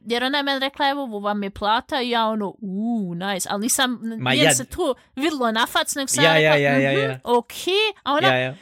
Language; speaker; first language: Bosnian; early bilingual, heritage; Bosnian